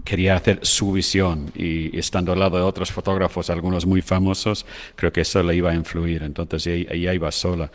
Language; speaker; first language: Spanish; non-native, fluent; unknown